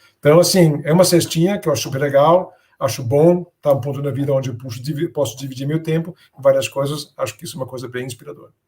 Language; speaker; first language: Portuguese; non-native, fluent; Danish